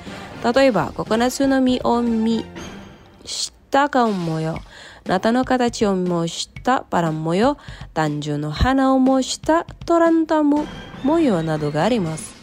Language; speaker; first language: Japanese; non-native, fluent; Indonesian